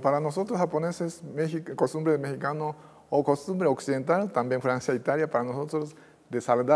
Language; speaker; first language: Spanish; non-native, fluent; Japanese